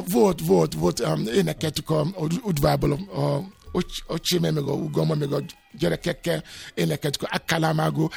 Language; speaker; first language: Hungarian; non-native, fluent; Yoruba